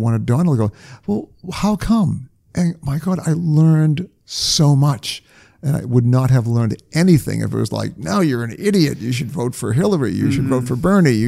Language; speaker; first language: English; native; English